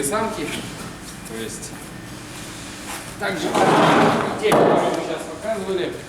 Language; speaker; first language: Russian; native; Russian